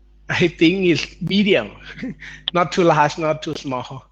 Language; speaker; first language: English; non-native, learner; Thai